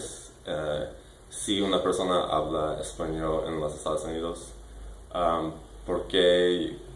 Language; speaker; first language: Spanish; non-native, learner; English